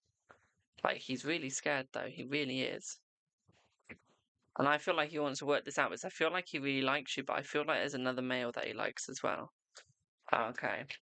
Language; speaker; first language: English; native; English